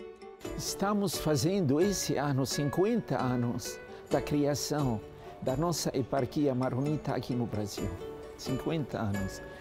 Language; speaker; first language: Portuguese; non-native, learner; Arabic